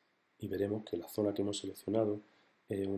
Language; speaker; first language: Spanish; native; Spanish